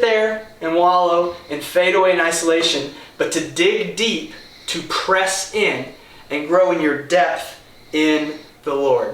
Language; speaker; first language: English; native; English